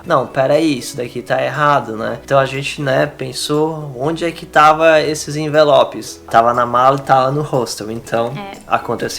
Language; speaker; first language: Portuguese; native; Portuguese